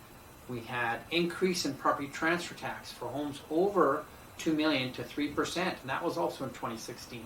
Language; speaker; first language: English; native; English